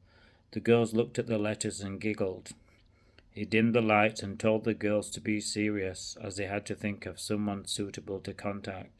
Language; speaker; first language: English; native; English